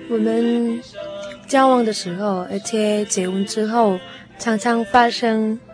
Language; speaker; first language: Chinese; non-native, fluent; Korean